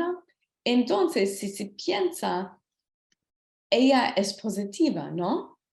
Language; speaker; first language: Spanish; non-native, learner; English